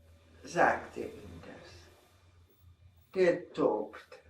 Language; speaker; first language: German; non-native, fluent; Czech